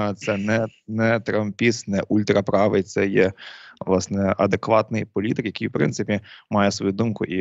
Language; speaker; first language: Ukrainian; native; Ukrainian